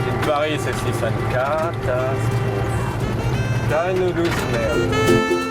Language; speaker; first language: German; non-native, learner; French